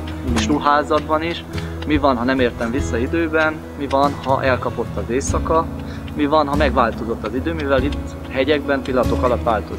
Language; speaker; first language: Hungarian; native; Hungarian